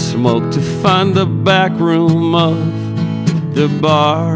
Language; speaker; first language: English; native; English